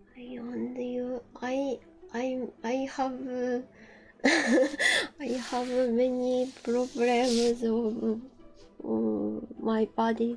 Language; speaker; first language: English; non-native, learner; Japanese